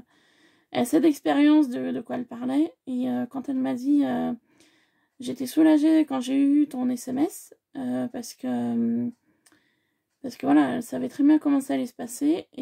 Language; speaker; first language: French; native; French